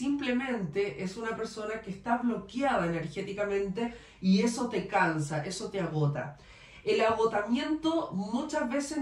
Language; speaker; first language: Spanish; native; Spanish